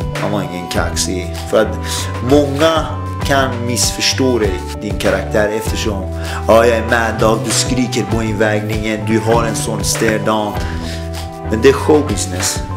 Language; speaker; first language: Swedish; early bilingual, other home language; Persian